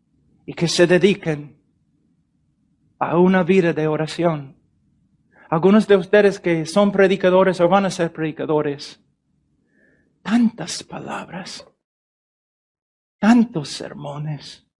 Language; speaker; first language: Spanish; non-native, fluent; English